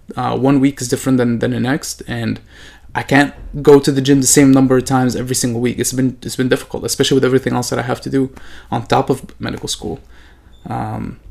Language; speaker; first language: English; non-native, fluent; Arabic